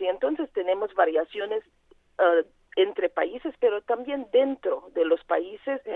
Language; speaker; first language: Spanish; non-native, fluent; Portuguese